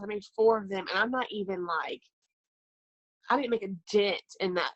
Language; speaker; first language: English; native; English